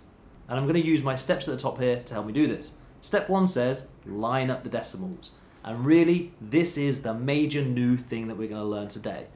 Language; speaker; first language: English; native; English